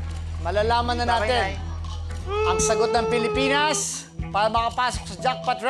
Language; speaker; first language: Filipino; native; Filipino